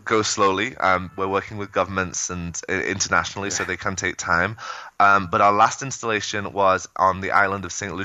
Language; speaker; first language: English; native; English